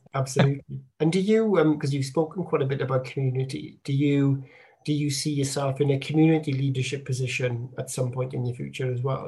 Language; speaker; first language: English; native; English